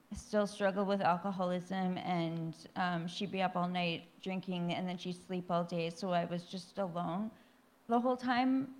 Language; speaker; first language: English; native; English